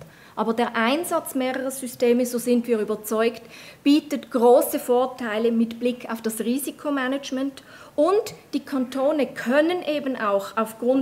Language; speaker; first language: German; native; German